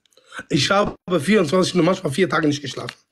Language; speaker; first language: German; non-native, fluent; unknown